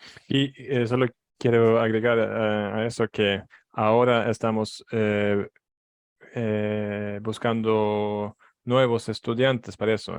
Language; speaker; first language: Spanish; non-native, fluent; Swedish